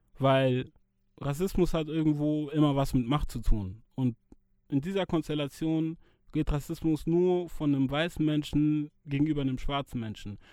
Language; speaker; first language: German; early bilingual, other home language; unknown